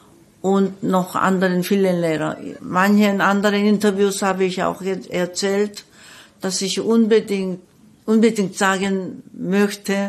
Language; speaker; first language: German; non-native, fluent; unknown